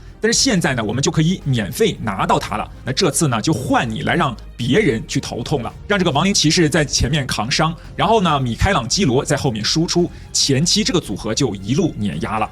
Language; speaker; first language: Chinese; native; Chinese